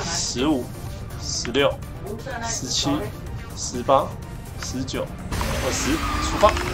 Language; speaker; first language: Chinese; native; Chinese